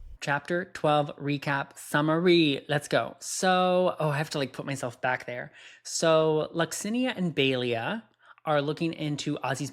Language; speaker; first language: English; native; English